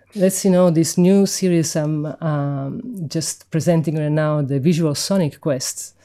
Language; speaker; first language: English; non-native, fluent; Italian